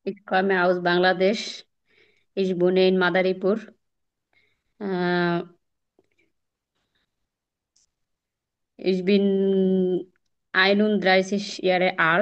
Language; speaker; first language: German; non-native, learner; Bangla